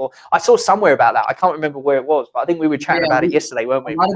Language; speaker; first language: English; native; English